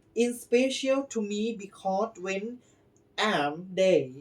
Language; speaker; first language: English; non-native, learner; Thai